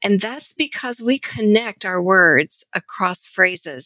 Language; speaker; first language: English; native; English